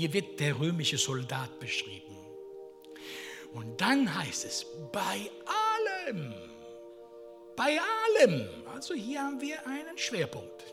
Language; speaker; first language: German; non-native, fluent; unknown